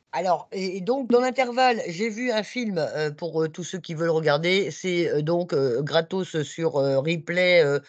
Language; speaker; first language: French; native; French